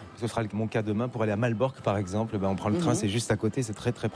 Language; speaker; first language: French; native; French